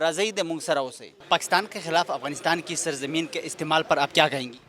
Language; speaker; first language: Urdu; non-native, local second language; Pashto